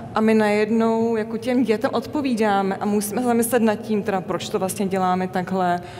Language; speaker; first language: Czech; native; Czech